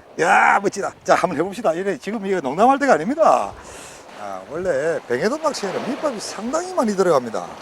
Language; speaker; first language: Korean; native; Korean